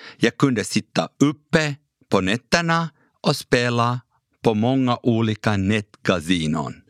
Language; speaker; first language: Swedish; early bilingual, other home language; Kurdish